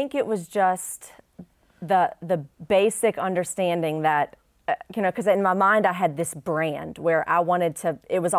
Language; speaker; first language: English; native; English